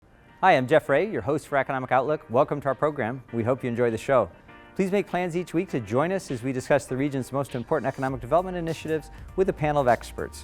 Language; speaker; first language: English; native; English